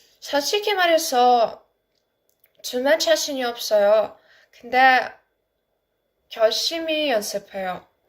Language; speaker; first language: Korean; non-native, learner; Ukrainian